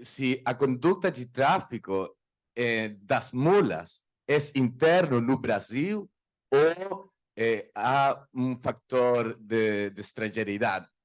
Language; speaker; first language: Portuguese; non-native, learner; Spanish